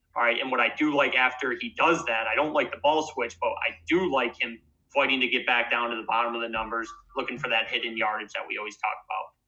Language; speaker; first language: English; native; English